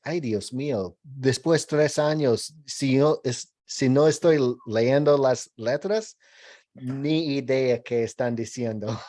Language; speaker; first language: Spanish; non-native, learner; English